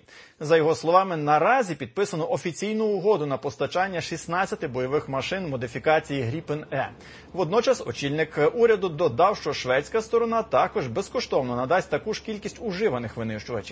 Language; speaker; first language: Ukrainian; native; Ukrainian